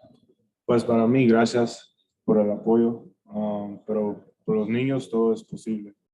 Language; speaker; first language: Spanish; early bilingual, heritage; English